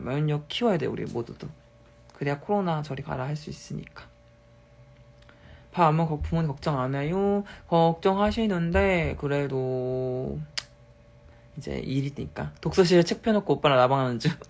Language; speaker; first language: Korean; native; Korean